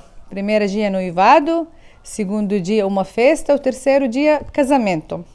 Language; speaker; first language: Portuguese; non-native, learner; Arabic